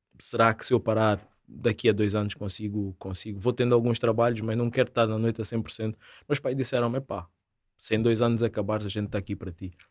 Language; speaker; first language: Portuguese; native; Portuguese